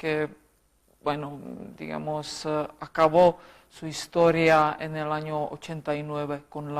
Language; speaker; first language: Spanish; non-native, fluent; Czech